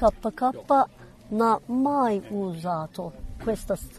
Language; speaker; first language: Italian; non-native, learner; Kurdish